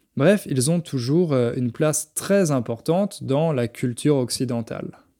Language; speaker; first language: French; native; French